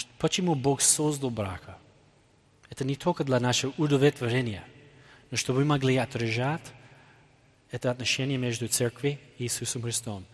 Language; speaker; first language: Russian; non-native, fluent; English